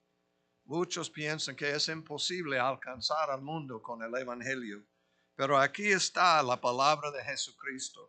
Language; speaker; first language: Spanish; non-native, fluent; English